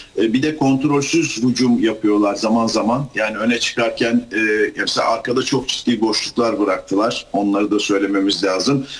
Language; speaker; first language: Turkish; native; Turkish